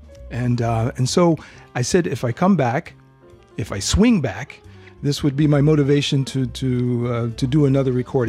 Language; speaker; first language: English; native; English